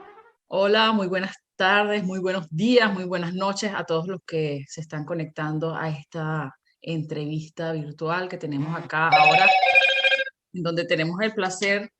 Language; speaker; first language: Spanish; native; Spanish